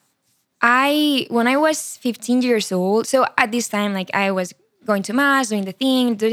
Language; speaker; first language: English; non-native, fluent; Spanish